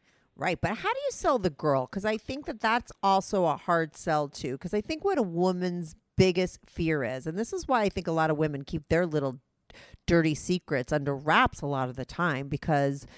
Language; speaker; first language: English; native; English